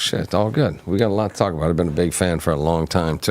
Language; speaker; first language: English; native; English